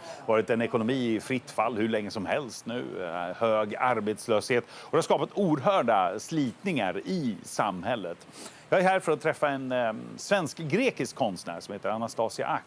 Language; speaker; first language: Swedish; native; Swedish